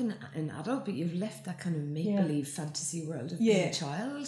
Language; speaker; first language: English; native; English